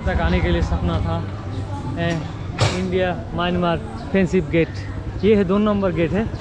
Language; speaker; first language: Hindi; non-native, local second language; Bangla